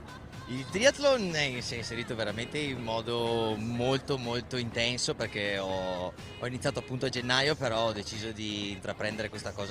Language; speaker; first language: Italian; native; Italian